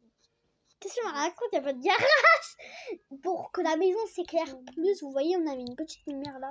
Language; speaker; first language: French; native; French